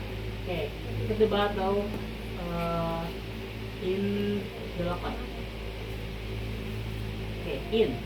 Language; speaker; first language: English; non-native, learner; Indonesian